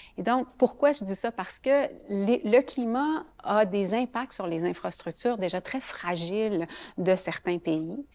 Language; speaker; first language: French; native; French